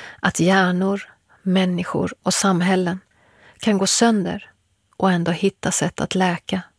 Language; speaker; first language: Swedish; early bilingual, other home language; Persian